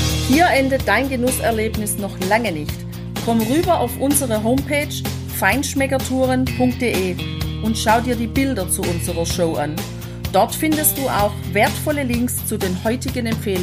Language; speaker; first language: German; native; German